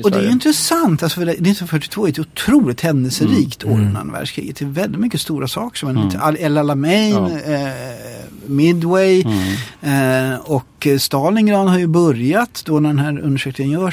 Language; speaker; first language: Swedish; native; Swedish